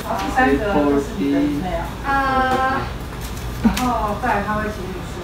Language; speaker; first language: Chinese; native; Chinese